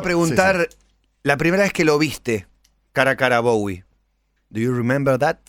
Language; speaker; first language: Spanish; native; Spanish